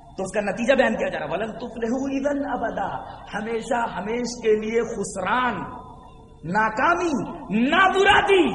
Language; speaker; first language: Urdu; native; Urdu